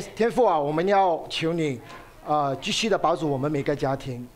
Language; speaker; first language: Chinese; native; Chinese